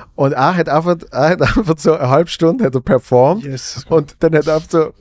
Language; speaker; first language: German; native; German